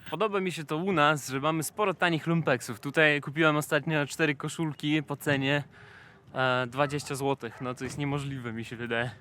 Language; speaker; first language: Polish; non-native, fluent; Russian